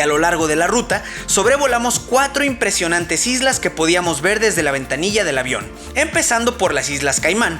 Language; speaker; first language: Spanish; native; Spanish